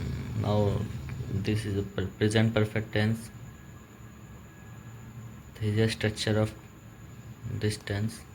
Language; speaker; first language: English; non-native, learner; Hindi